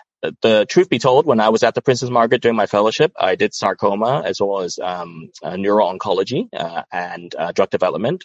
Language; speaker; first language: English; non-native, local second language; Cantonese